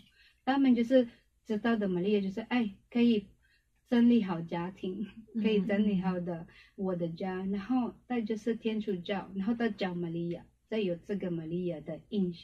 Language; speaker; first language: Chinese; non-native, learner; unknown